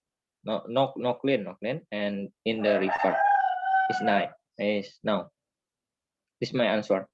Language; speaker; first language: English; non-native, learner; Indonesian